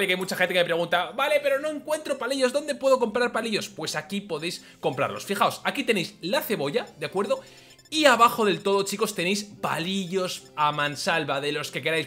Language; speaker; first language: Spanish; native; Spanish